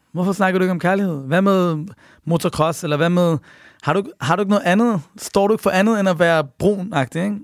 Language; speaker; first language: Danish; early bilingual, other home language; Persian